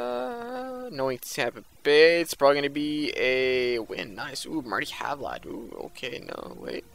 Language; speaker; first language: English; native; English